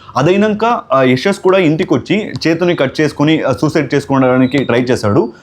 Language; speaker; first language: Telugu; non-native, local second language; Kannada